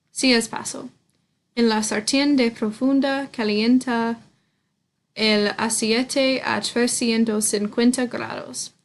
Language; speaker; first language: Spanish; non-native, learner; English